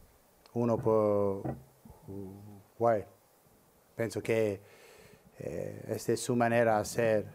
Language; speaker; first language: Spanish; non-native, learner; English